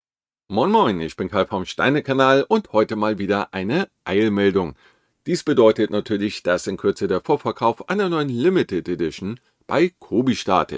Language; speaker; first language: German; native; German